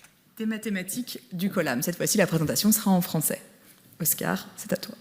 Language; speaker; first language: French; native; French